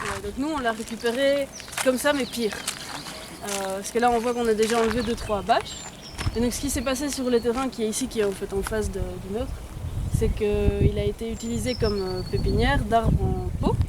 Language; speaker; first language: French; native; French